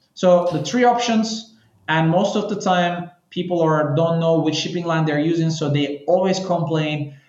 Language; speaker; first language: English; non-native, fluent; Turkish